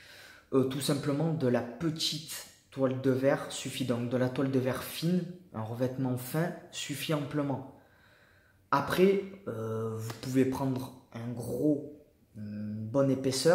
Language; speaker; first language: French; native; French